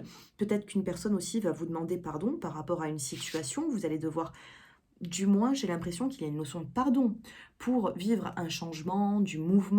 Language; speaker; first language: French; native; French